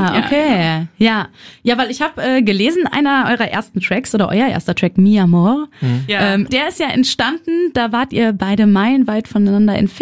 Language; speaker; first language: German; native; German